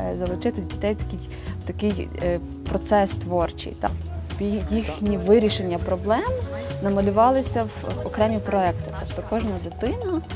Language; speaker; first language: Ukrainian; native; Ukrainian